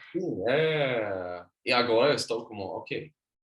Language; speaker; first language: Portuguese; non-native, learner; Swedish